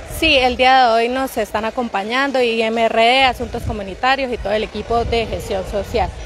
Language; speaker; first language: Spanish; native; Spanish